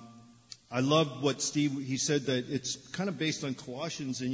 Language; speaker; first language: English; native; English